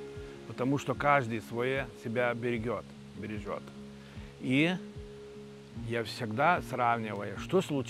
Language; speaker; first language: Russian; non-native, local second language; Lithuanian